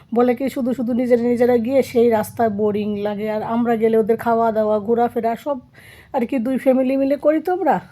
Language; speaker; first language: Bangla; native; Bangla